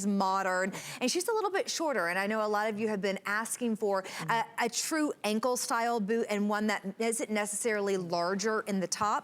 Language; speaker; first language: English; native; English